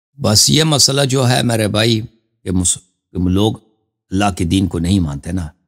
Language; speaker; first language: Urdu; non-native, fluent; Persian